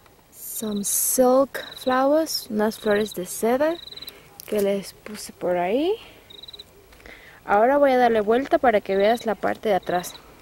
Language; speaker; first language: Spanish; native; Spanish